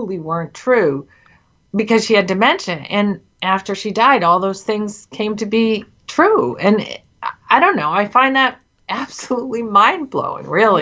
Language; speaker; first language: English; native; English